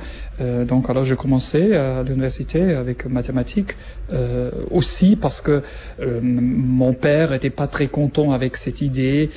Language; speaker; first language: French; non-native, learner; German